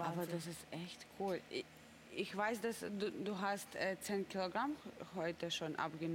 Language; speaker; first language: German; non-native, learner; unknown